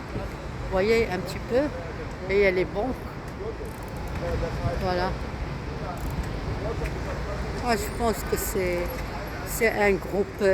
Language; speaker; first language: French; non-native, local second language; Arabic